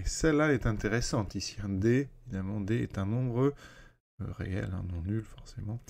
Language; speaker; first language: French; native; French